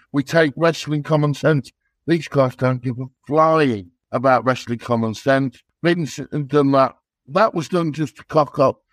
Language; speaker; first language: English; native; English